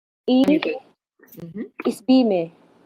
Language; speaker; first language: German; non-native, learner; Filipino